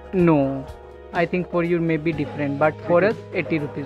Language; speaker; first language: English; non-native, local second language; Hindi